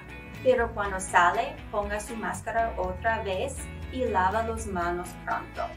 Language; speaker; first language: Spanish; non-native, learner; English